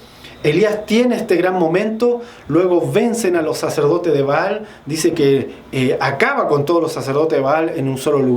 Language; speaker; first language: Spanish; native; Spanish